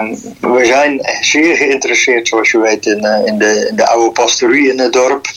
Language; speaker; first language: Dutch; native; Dutch